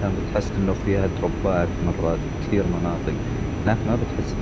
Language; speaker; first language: Arabic; native; Arabic